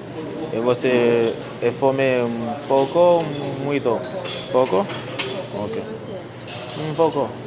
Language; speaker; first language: Portuguese; non-native, learner; French